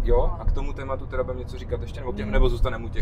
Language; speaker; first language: Czech; native; Czech